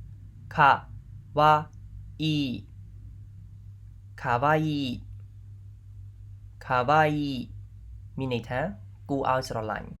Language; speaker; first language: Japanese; non-native, fluent; Khmer